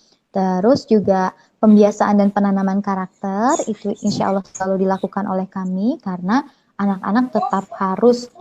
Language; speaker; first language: Indonesian; native; Indonesian